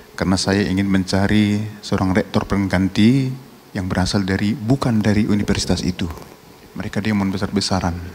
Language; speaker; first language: Indonesian; non-native, local second language; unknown